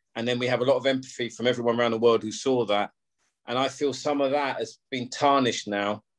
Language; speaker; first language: English; native; English